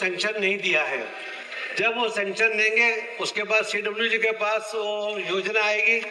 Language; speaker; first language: Hindi; non-native, local second language; Marathi